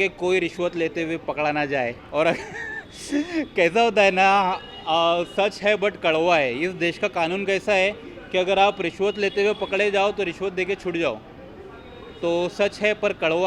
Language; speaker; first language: Hindi; native; Hindi